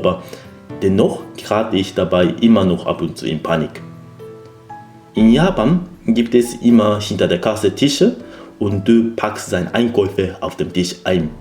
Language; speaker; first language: German; non-native, fluent; Japanese